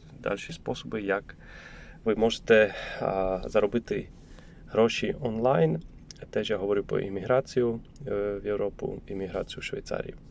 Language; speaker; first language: Ukrainian; non-native, learner; Polish